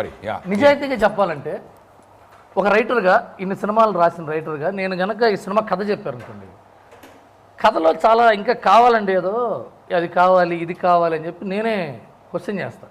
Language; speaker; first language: Telugu; native; Telugu